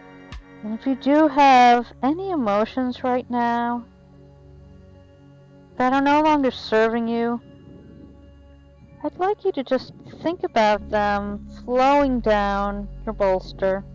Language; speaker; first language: English; native; English